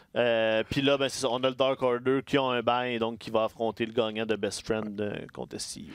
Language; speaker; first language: French; native; French